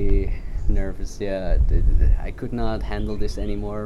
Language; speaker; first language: English; non-native, fluent; Dutch